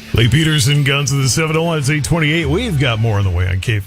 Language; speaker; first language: English; native; English